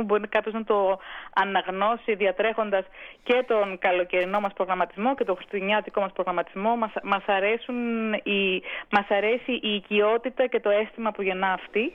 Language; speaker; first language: Greek; native; Greek